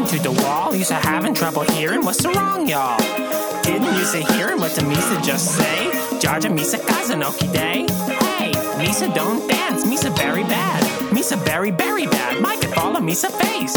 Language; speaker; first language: English; non-native, fluent; Spanish